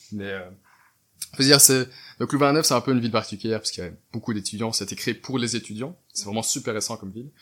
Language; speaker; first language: French; native; French